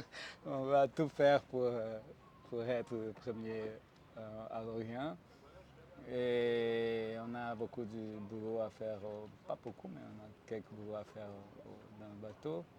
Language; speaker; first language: French; non-native, fluent; Portuguese